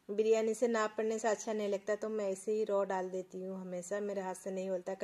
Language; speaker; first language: Hindi; non-native, local second language; Odia